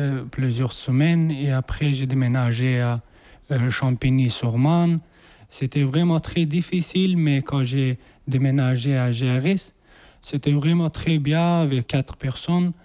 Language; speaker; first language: French; non-native, learner; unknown